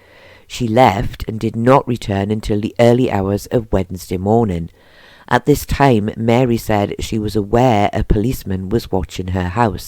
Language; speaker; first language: English; native; English